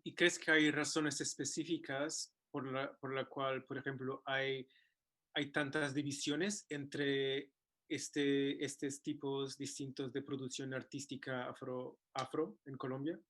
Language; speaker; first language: Spanish; non-native, fluent; English